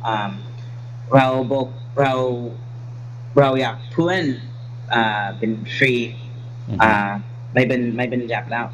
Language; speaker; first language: Thai; non-native, learner; English